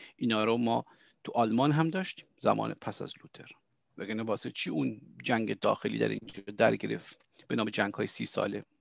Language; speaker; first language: Persian; native; Persian